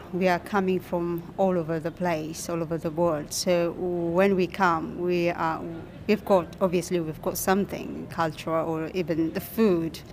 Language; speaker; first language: English; non-native, fluent; Amharic